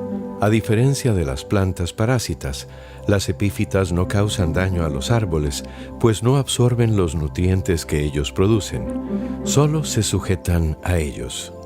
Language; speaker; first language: Spanish; native; Spanish